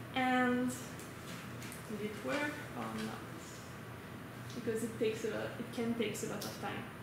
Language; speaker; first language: English; non-native, fluent; French